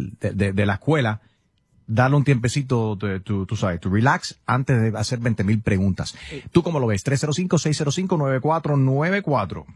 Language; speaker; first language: Spanish; native; Spanish